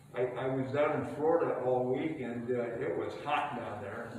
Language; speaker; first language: English; native; English